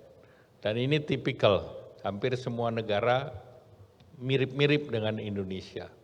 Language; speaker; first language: Indonesian; native; Indonesian